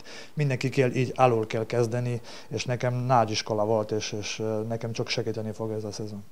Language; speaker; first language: Hungarian; non-native, learner; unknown